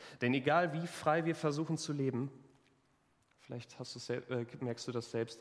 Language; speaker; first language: German; native; German